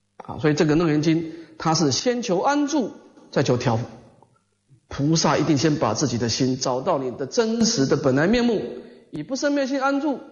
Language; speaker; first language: Chinese; native; Chinese